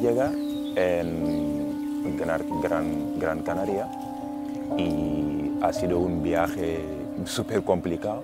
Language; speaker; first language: Spanish; non-native, fluent; Wolof